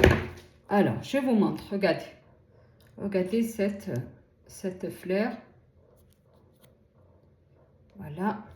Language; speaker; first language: French; native; French